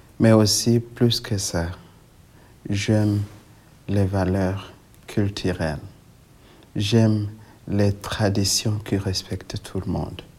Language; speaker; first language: French; non-native, local second language; Swahili